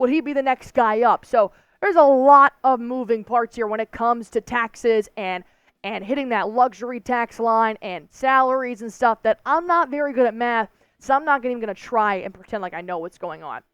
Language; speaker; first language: English; native; English